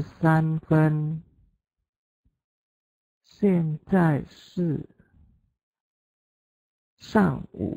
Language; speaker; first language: Chinese; non-native, fluent; Indonesian